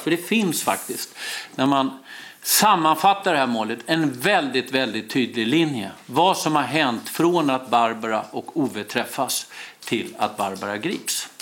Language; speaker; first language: Swedish; native; Swedish